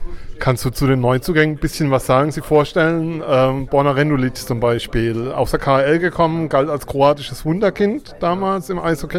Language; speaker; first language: German; native; German